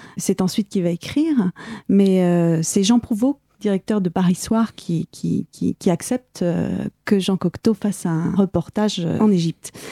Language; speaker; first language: French; native; French